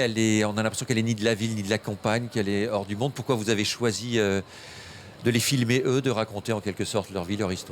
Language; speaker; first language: French; native; French